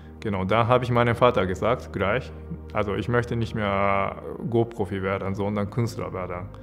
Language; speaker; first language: German; non-native, fluent; Japanese